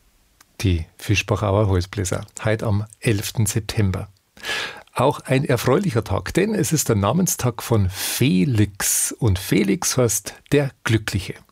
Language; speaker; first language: German; native; German